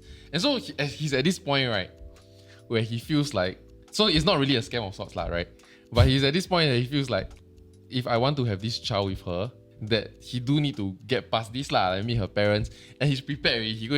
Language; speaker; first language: English; native; English